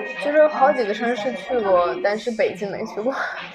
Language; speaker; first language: Chinese; non-native, fluent; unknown